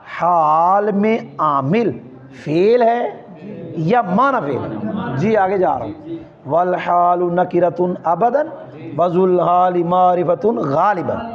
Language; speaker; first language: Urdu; non-native, local second language; Punjabi